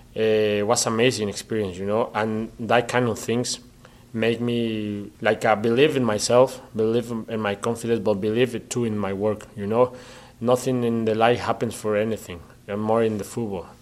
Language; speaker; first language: English; non-native, learner; Spanish